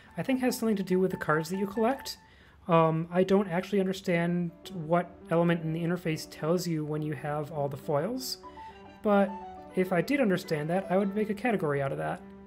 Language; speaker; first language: English; native; English